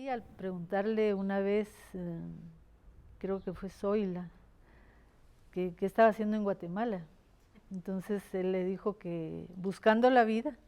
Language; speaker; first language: Spanish; native; Spanish